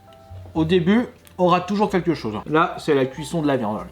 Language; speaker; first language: French; native; French